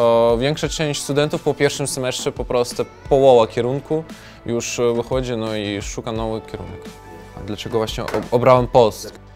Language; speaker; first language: Polish; non-native, learner; Ukrainian